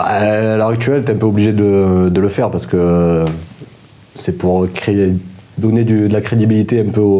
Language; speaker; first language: French; native; French